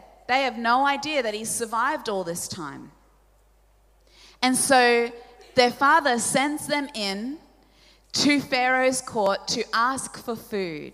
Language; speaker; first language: English; non-native, local second language; Polish